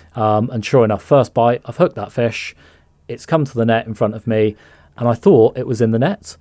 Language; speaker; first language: English; native; English